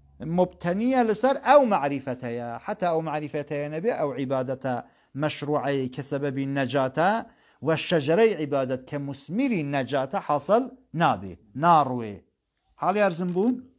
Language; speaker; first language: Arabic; non-native, fluent; Central Kurdish